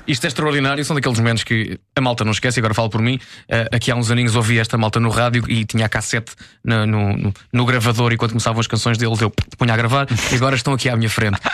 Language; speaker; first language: Portuguese; native; Portuguese